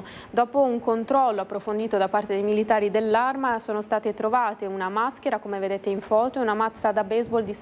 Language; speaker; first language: Italian; native; Italian